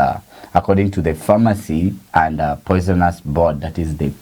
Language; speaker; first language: English; non-native, local second language; Swahili